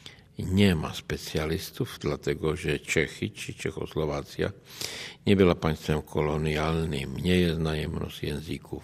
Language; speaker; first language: Polish; non-native, learner; Czech